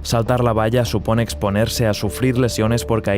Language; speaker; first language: Spanish; native; Spanish